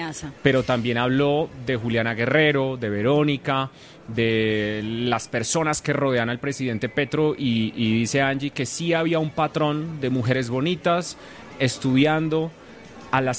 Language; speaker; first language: Spanish; native; Spanish